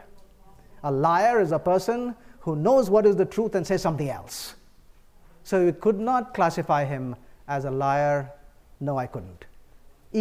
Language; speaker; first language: English; non-native, local second language; Bangla